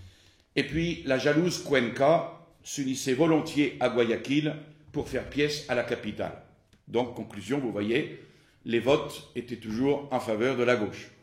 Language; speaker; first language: French; native; French